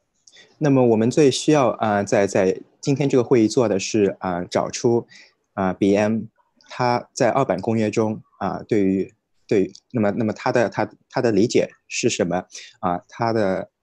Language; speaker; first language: Chinese; native; Chinese